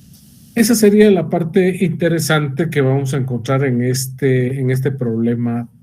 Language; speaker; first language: Spanish; native; Spanish